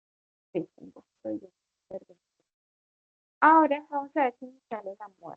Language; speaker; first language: Spanish; native; Spanish